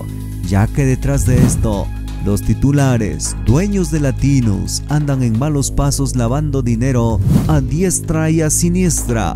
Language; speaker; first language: Spanish; native; Spanish